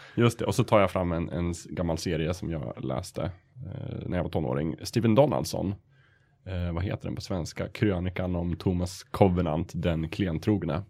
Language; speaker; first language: Swedish; native; Swedish